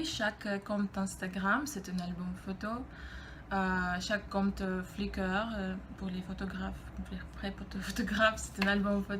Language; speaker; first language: French; non-native, fluent; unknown